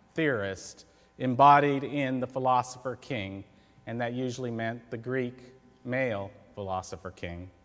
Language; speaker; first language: English; native; English